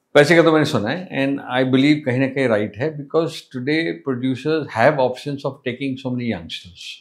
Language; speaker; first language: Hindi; non-native, local second language; English